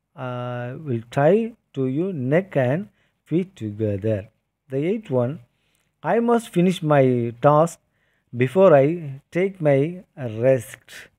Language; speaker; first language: English; non-native, local second language; Tamil